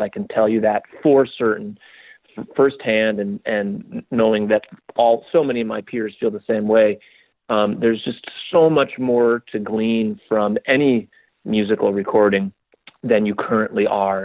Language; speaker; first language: English; native; English